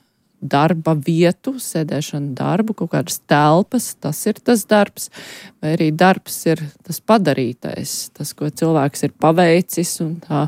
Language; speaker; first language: Latvian; native; Latvian